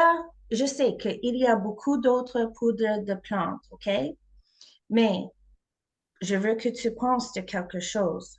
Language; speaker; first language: French; non-native, learner; English